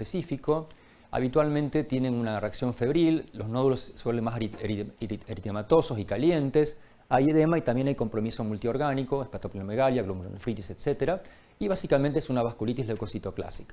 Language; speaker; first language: Spanish; native; Spanish